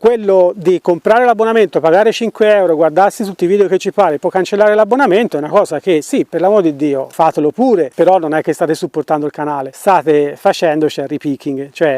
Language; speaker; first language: Italian; native; Italian